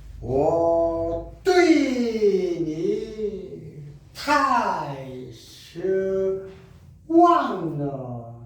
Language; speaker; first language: Chinese; non-native, learner; Korean